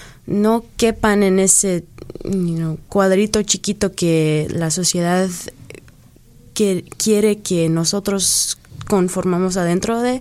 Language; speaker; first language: Spanish; early bilingual, heritage; English